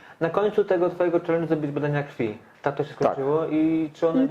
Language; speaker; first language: Polish; native; Polish